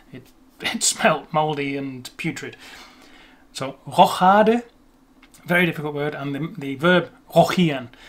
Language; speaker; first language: English; native; English